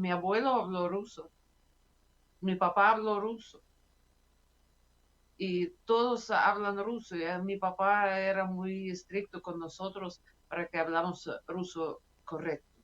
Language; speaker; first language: Spanish; non-native, fluent; Russian